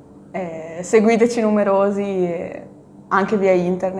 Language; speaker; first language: Italian; native; Italian